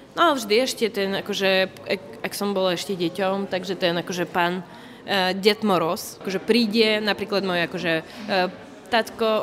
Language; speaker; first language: Slovak; non-native, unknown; Russian